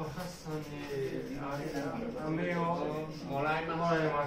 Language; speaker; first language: Japanese; non-native, learner; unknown